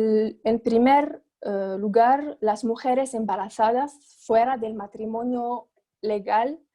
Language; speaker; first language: Spanish; non-native, fluent; Arabic